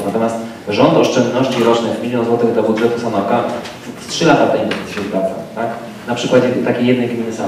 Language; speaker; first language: Polish; native; Polish